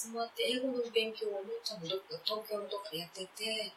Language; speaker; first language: Japanese; non-native, fluent; German